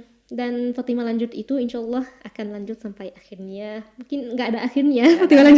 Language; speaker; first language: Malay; non-native, fluent; Arabic